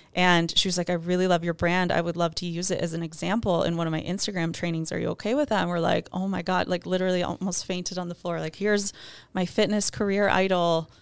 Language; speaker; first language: English; native; English